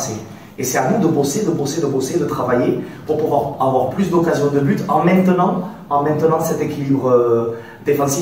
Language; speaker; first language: French; native; French